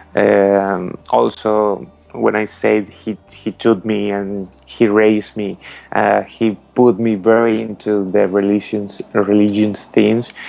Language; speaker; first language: English; non-native, learner; Spanish